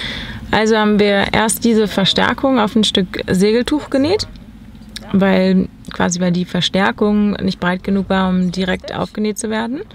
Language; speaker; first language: German; native; German